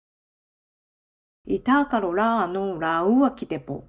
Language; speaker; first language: Māori; non-native, fluent; Japanese